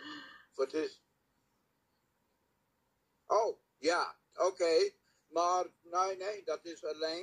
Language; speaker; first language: Dutch; non-native, learner; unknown